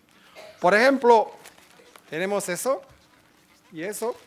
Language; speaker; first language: Spanish; non-native, fluent; French